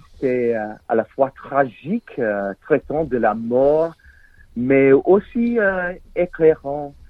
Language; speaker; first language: French; non-native, learner; English